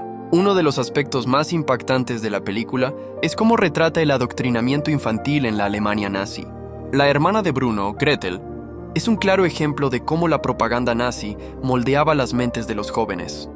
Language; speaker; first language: Spanish; native; Spanish